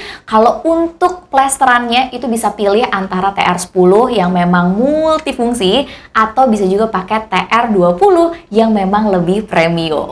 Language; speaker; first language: Indonesian; native; Indonesian